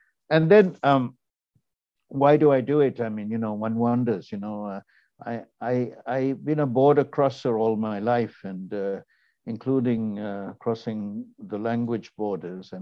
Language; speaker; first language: English; non-native, local second language; Tamil